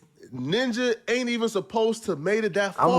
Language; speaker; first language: English; native; English